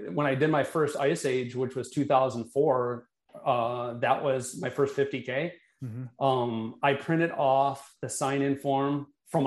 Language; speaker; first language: English; native; English